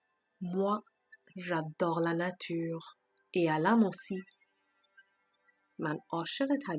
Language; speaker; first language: French; non-native, fluent; Persian